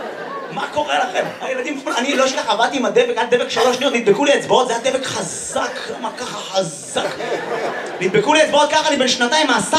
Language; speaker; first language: Hebrew; native; Hebrew